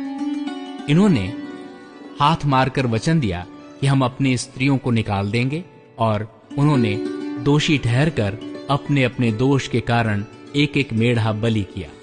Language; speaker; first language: Hindi; native; Hindi